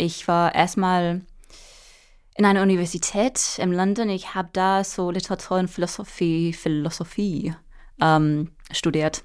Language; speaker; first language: German; non-native, fluent; English